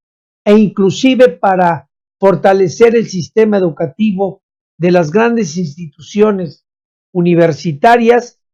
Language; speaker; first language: Spanish; native; Spanish